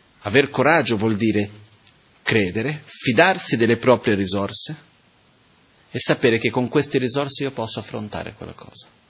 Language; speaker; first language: Italian; non-native, fluent; Portuguese